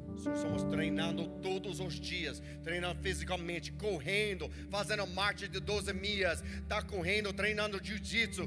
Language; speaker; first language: Portuguese; non-native, learner; English